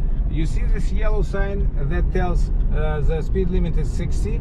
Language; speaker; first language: English; non-native, fluent; Russian